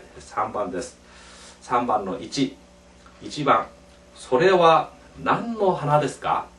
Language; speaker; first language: Japanese; non-native, fluent; Korean